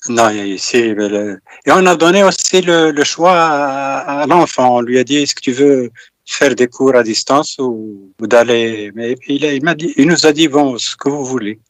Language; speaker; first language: French; non-native, local second language; Arabic